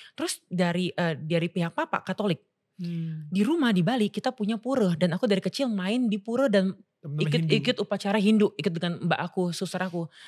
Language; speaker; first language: Indonesian; native; Indonesian